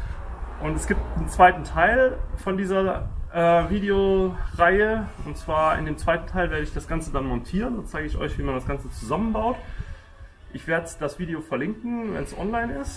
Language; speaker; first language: German; native; German